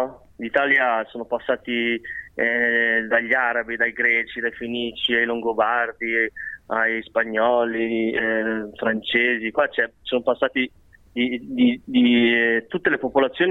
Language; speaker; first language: Italian; early bilingual, other home language; Chinese